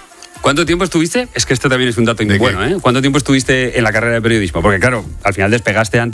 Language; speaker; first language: Spanish; native; Spanish